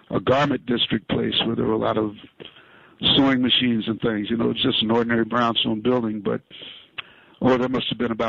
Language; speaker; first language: English; native; English